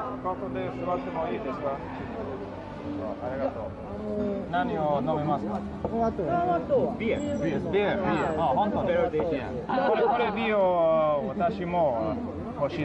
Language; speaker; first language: Japanese; non-native, learner; English